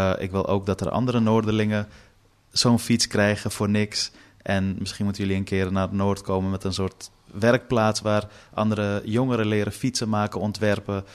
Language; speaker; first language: Dutch; early bilingual, other home language; Persian